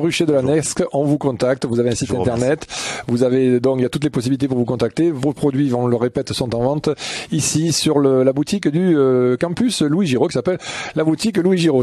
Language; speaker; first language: French; native; French